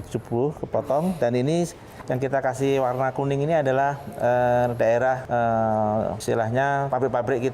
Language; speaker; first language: Indonesian; native; Indonesian